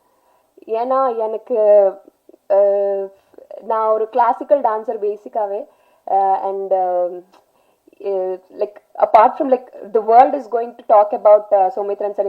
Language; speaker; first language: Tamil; non-native, learner; Telugu